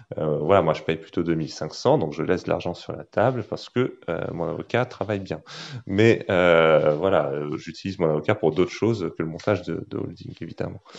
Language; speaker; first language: French; native; French